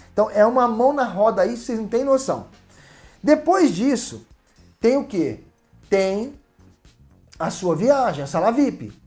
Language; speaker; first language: Portuguese; native; Portuguese